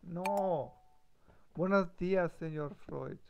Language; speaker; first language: Portuguese; non-native, learner; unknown